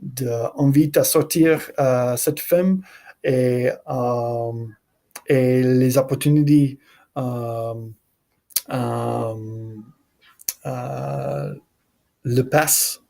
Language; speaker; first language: French; non-native, learner; English